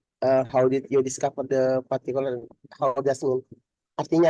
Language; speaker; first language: English; non-native, learner; Indonesian